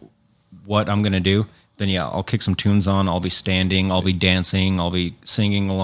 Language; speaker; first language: English; native; English